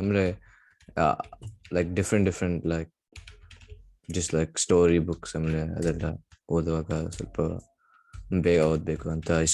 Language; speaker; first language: Kannada; early bilingual, heritage; English